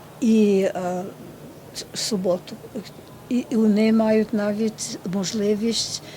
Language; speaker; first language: Ukrainian; early bilingual, heritage; Ukrainian